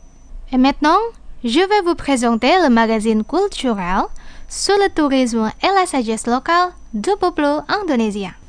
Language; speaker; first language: French; non-native, fluent; Indonesian